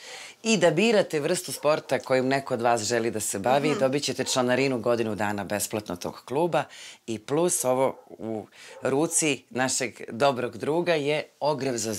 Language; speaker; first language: Serbian; native; Serbian